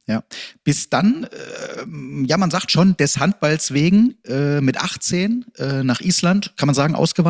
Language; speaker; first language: German; native; German